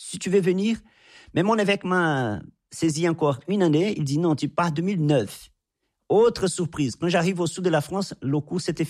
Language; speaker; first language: French; non-native, fluent; Portuguese